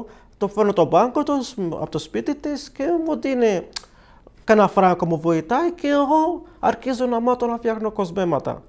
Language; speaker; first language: Greek; early bilingual, other home language; Arabic